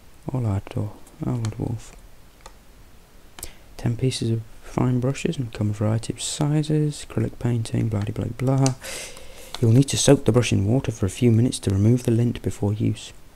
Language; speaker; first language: English; native; English